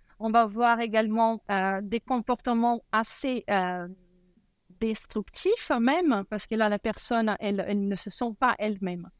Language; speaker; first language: French; non-native, fluent; Portuguese